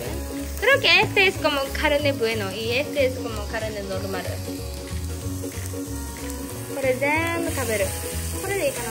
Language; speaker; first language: Spanish; non-native, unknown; Japanese